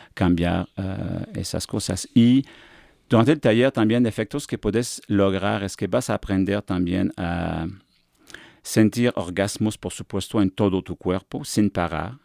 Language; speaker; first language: Spanish; non-native, fluent; French